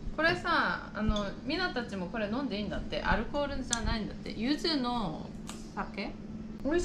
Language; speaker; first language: Japanese; non-native, fluent; Korean